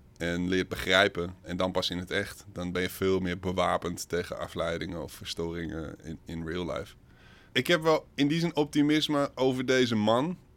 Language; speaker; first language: Dutch; native; Dutch